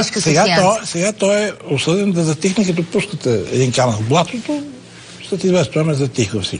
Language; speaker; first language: Bulgarian; native; Bulgarian